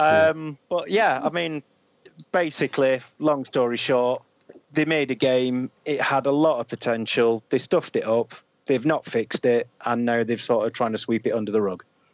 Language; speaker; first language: English; native; English